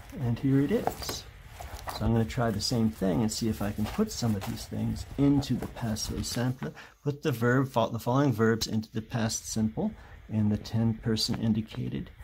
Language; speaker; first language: English; native; English